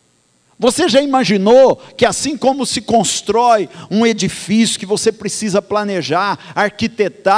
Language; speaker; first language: Portuguese; native; Portuguese